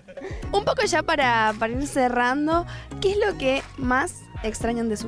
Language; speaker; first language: Spanish; native; Spanish